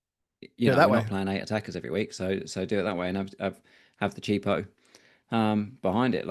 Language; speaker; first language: English; native; English